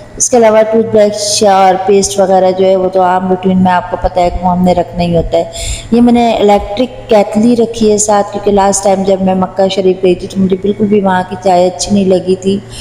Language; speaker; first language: Urdu; non-native, local second language; Punjabi